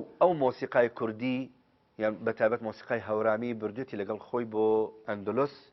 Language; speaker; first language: Kurdish; non-native, fluent; Arabic